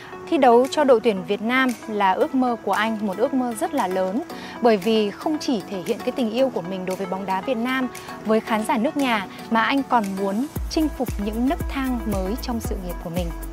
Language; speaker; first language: Vietnamese; native; Vietnamese